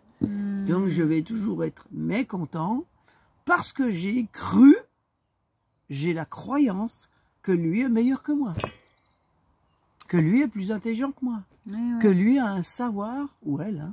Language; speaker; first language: French; native; French